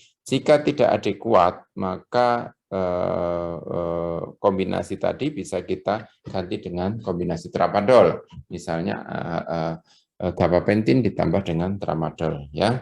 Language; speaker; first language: Indonesian; native; Indonesian